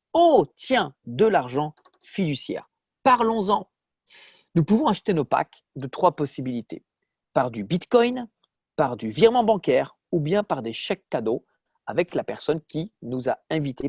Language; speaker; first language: French; native; French